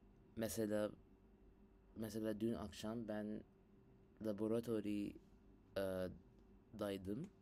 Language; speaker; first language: Turkish; non-native, learner; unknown